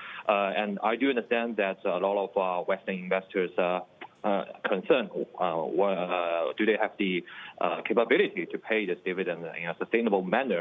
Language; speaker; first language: English; non-native, fluent; Chinese